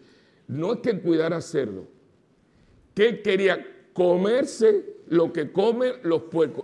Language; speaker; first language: Spanish; native; Spanish